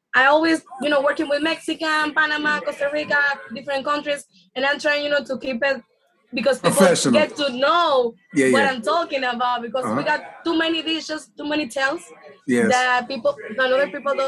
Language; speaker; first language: English; non-native, fluent; Spanish